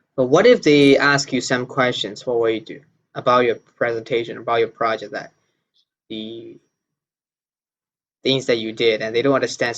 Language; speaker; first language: English; non-native, fluent; Burmese